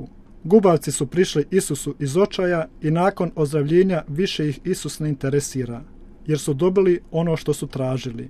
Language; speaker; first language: Croatian; native; Croatian